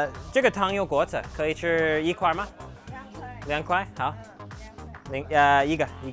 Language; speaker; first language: Chinese; non-native, learner; English